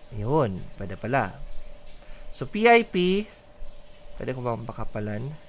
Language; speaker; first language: Filipino; non-native, local second language; Cebuano